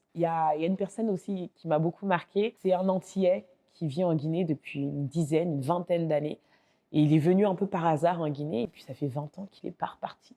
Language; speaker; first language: French; early bilingual, other home language; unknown